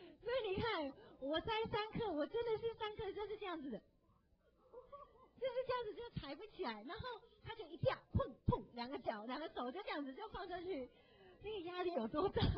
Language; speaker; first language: Chinese; non-native, fluent; English